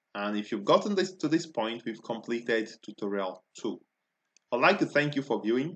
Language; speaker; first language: English; non-native, local second language; Igbo